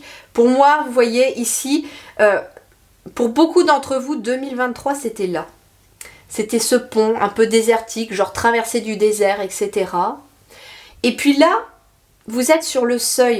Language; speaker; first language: French; native; French